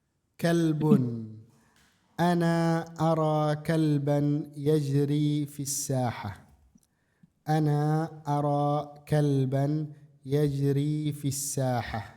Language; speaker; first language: Arabic; non-native, fluent; Indonesian